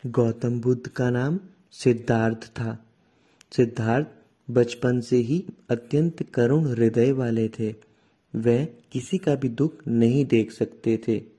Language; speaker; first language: Hindi; native; Hindi